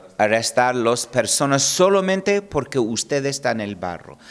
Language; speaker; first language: Spanish; non-native, learner; English